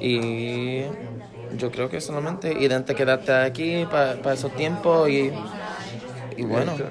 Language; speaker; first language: Spanish; early bilingual, heritage; Spanish